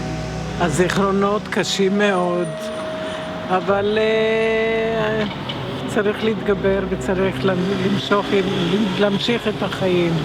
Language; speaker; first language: Hebrew; early bilingual, other home language; Romany